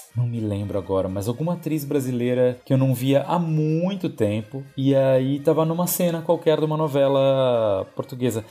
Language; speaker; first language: Portuguese; native; Portuguese